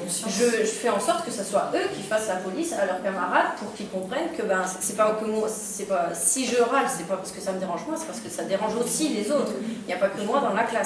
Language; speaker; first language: French; native; French